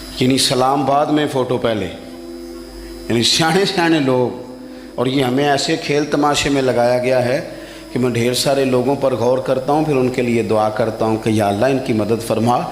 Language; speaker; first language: Urdu; non-native, local second language; Punjabi